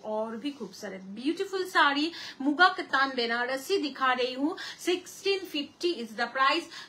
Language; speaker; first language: Hindi; non-native, local second language; Bangla